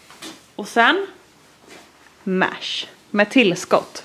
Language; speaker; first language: Swedish; native; Swedish